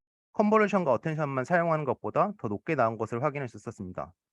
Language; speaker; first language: Korean; native; Korean